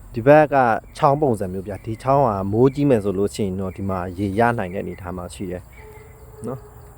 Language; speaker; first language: Burmese; non-native, local second language; Shan